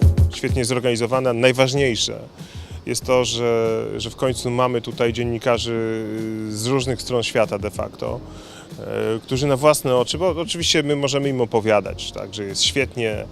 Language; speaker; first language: Polish; native; Polish